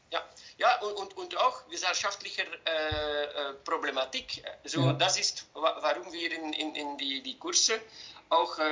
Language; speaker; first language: German; non-native, fluent; Dutch